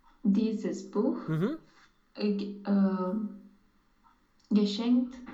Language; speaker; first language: German; non-native, learner; Romanian